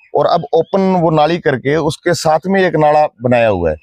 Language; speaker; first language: Hindi; native; Hindi